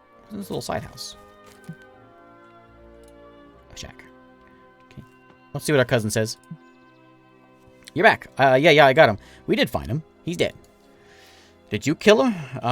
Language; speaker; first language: English; native; English